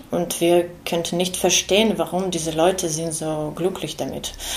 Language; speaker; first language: German; non-native, learner; Ukrainian